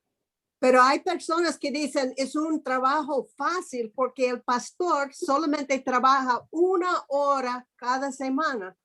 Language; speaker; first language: Spanish; non-native, fluent; English